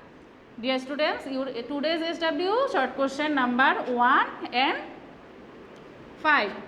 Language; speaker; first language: English; non-native, local second language; Bangla